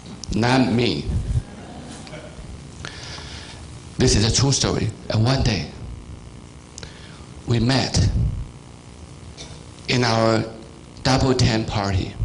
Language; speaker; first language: English; non-native, fluent; Chinese